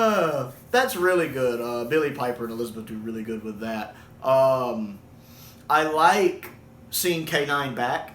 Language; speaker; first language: English; native; English